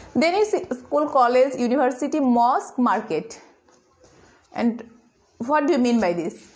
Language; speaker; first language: English; non-native, local second language; Bangla